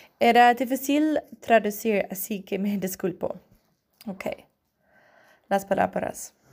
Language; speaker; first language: Spanish; non-native, learner; English